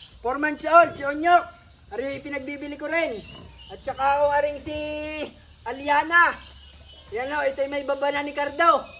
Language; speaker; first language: Filipino; native; Filipino